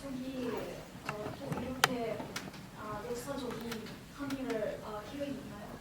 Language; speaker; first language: Korean; non-native, learner; Russian